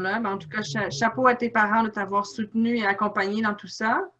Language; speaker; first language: French; native; French